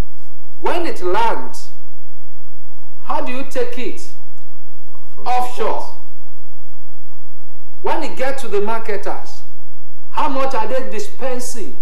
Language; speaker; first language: English; non-native, local second language; Yoruba